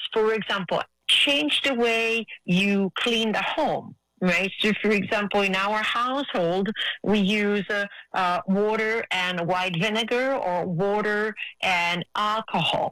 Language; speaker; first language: English; non-native, fluent; Italian